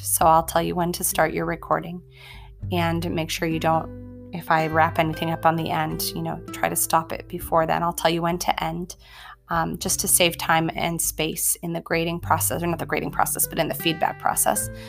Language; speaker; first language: English; native; English